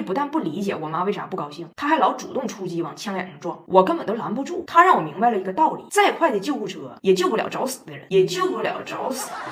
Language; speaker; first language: Chinese; native; Chinese